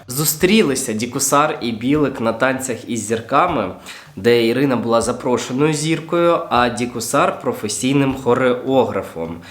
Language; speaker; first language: Ukrainian; non-native, local second language; Russian